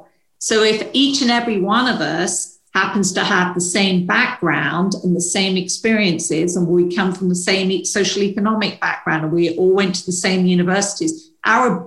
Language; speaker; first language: English; native; English